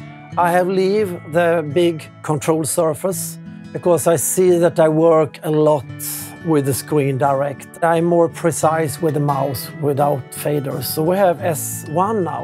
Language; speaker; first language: English; non-native, fluent; Swedish